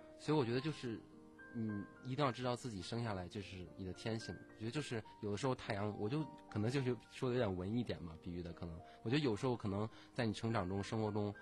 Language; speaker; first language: Chinese; native; Chinese